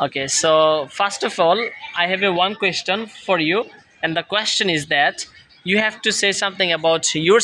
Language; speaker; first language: English; non-native, fluent; Bangla